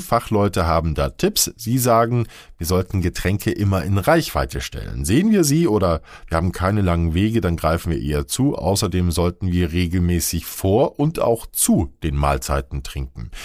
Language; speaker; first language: German; native; German